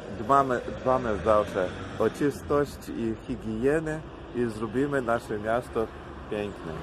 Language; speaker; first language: Polish; non-native, learner; Ukrainian